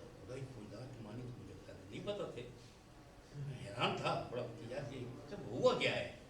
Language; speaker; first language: Urdu; non-native, local second language; Pashto